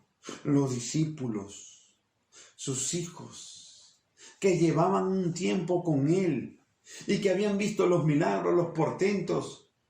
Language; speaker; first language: Spanish; native; Spanish